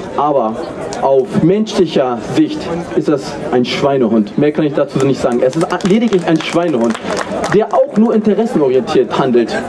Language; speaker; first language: German; early bilingual, other home language; Kurdish